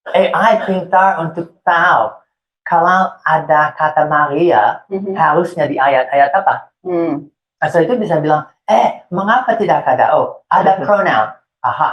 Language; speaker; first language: Indonesian; non-native, fluent; English